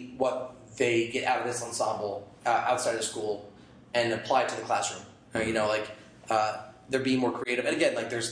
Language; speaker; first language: English; native; English